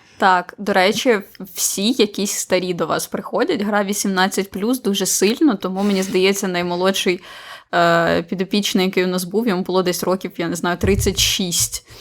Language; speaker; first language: Ukrainian; native; Ukrainian